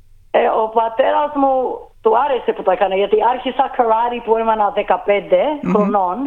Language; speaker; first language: Greek; early bilingual, heritage; Greek